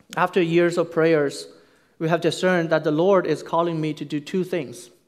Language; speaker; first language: English; non-native, fluent; Chinese